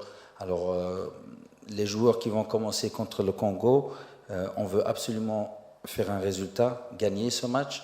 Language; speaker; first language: French; non-native, fluent; Arabic